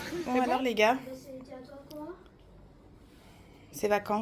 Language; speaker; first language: French; native; French